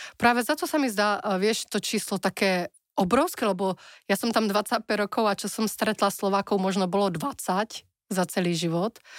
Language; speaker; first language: Slovak; native; Slovak